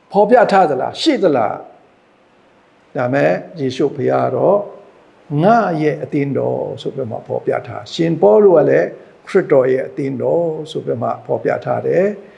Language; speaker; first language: Burmese; non-native, local second language; Hakha Chin